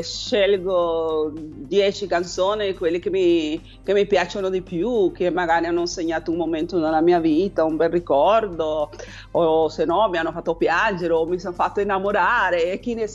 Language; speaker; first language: Italian; non-native, fluent; Spanish